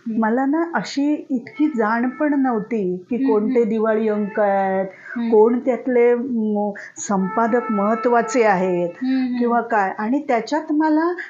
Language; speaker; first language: Marathi; native; Marathi